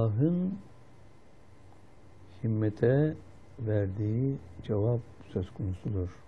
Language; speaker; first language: Turkish; native; Turkish